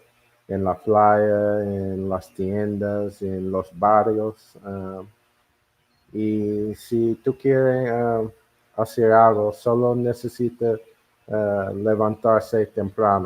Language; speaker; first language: Spanish; non-native, learner; English